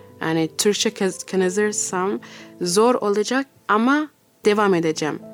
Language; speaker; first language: Turkish; non-native, learner; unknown